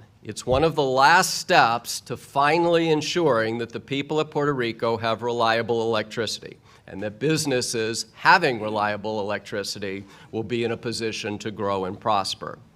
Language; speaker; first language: English; native; English